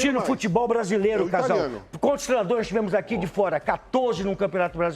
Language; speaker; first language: Portuguese; native; Portuguese